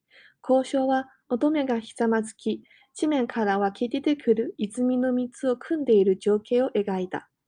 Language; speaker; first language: Japanese; non-native, learner; English